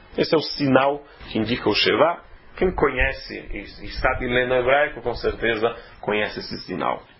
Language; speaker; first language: Portuguese; native; Portuguese